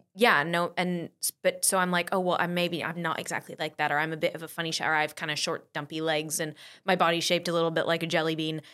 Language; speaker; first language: English; native; English